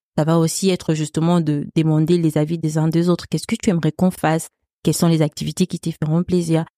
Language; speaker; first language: French; non-native, local second language; Lingala